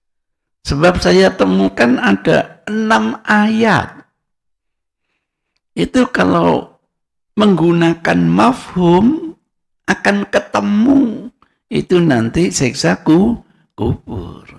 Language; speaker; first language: Indonesian; non-native, local second language; Javanese